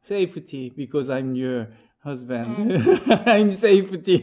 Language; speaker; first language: English; non-native, learner; Korean